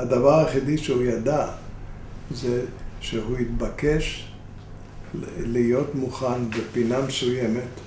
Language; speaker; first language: Hebrew; non-native, fluent; Spanish